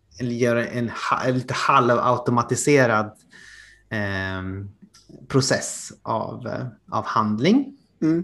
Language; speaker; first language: Swedish; native; Swedish